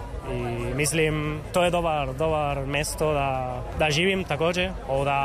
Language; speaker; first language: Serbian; non-native, learner; Spanish